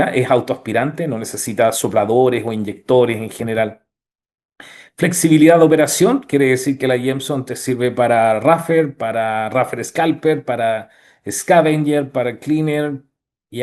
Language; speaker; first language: Spanish; native; Spanish